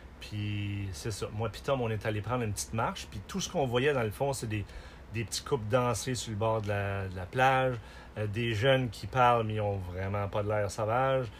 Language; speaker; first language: French; native; French